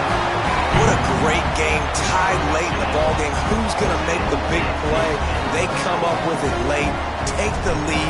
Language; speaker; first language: English; native; English